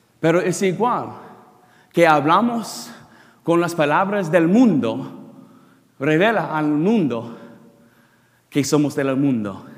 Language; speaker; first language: Spanish; non-native, learner; English